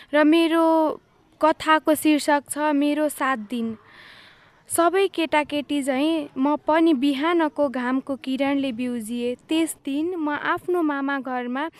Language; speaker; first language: Nepali; native; Nepali